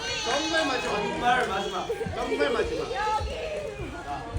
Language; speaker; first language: Korean; native; Korean